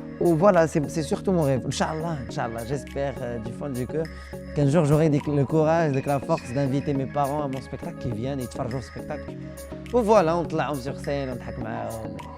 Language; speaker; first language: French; non-native, local second language; Arabic